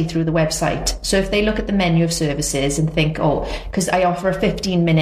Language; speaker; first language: English; native; English